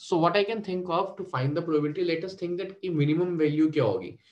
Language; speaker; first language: English; non-native, local second language; Hindi